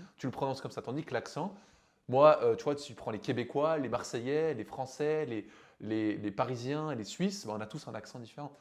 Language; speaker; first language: French; native; French